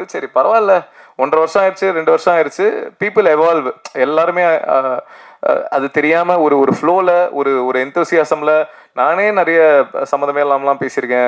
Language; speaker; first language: Tamil; native; Tamil